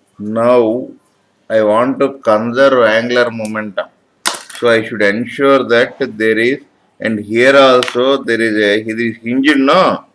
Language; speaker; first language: English; non-native, local second language; Urdu